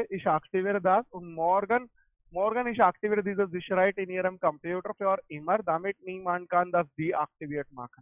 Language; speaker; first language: German; non-native, learner; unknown